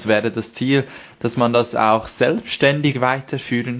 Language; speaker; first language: German; native; German